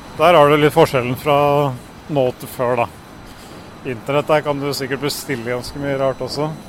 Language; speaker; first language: Norwegian; native; Norwegian